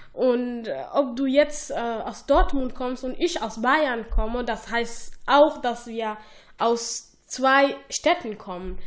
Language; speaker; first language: German; non-native, fluent; Somali